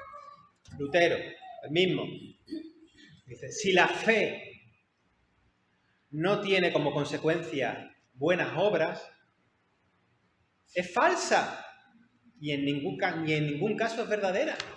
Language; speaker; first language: Spanish; native; Spanish